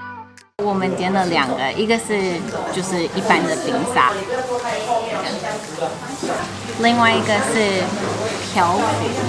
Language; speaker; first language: Chinese; non-native, fluent; English